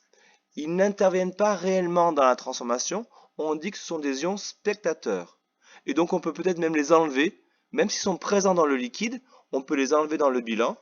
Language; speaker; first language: French; native; French